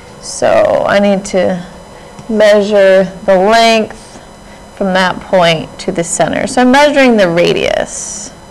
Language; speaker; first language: English; native; English